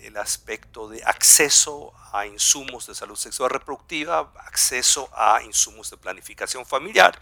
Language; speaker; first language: Spanish; non-native, local second language; German